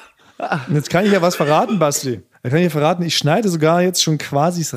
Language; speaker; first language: German; native; German